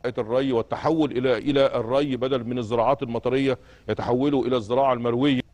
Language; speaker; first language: Arabic; native; Arabic